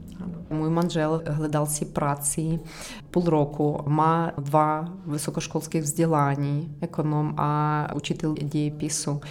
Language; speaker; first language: Czech; non-native, learner; Ukrainian